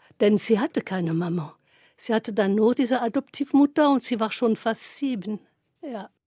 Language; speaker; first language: German; non-native, fluent; French